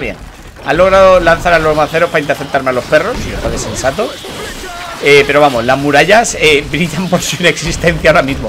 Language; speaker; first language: Spanish; native; Spanish